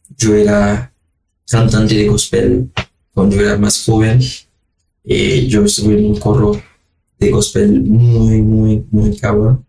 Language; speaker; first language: Spanish; non-native, fluent; Haitian Creole